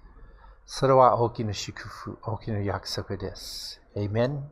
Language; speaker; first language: Japanese; non-native, fluent; English